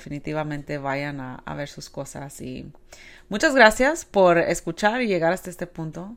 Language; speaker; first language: Spanish; early bilingual, heritage; Spanish